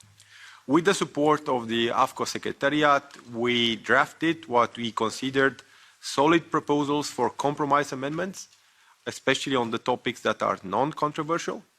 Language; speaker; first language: English; non-native, fluent; Romanian